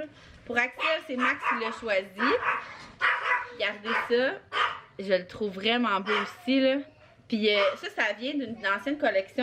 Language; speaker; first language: French; native; French